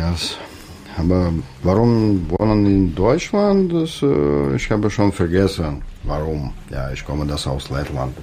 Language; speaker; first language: German; non-native, learner; Russian